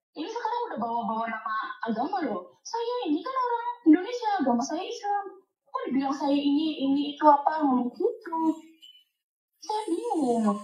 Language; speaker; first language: Indonesian; native; Indonesian